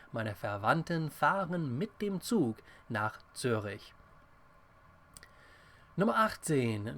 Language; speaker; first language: German; non-native, fluent; English